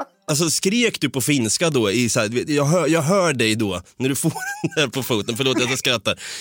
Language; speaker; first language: Swedish; native; Swedish